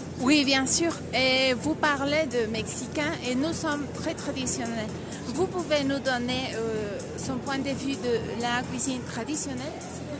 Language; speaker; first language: French; non-native, fluent; Spanish